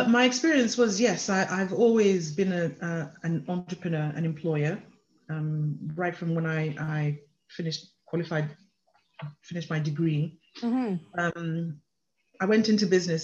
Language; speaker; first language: English; native; English